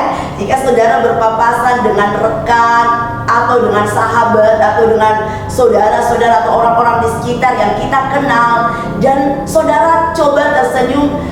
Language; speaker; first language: Indonesian; native; Indonesian